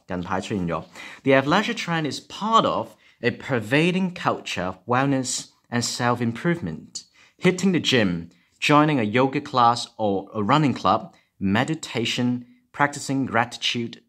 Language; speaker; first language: English; non-native, local second language; Cantonese